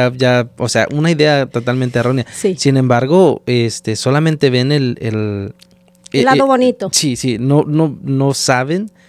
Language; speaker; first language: Spanish; native; Spanish